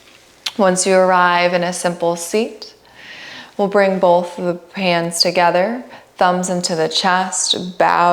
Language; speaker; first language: English; native; English